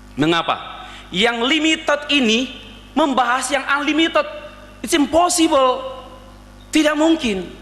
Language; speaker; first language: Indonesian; native; Indonesian